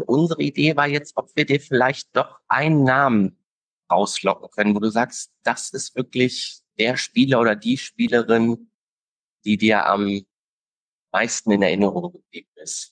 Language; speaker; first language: German; native; German